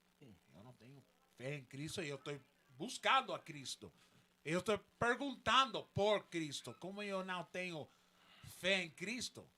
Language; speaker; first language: Portuguese; non-native, learner; Spanish